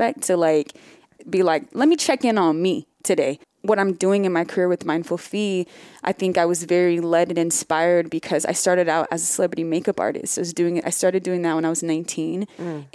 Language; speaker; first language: English; native; English